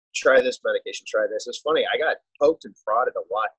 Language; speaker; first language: English; native; English